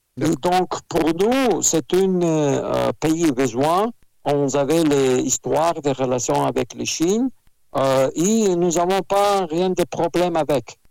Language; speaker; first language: French; non-native, fluent; Russian